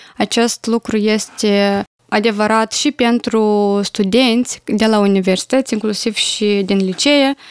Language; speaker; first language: Romanian; native; Romanian